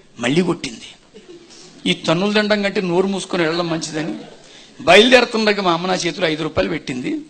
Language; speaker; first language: Telugu; non-native, fluent; Tamil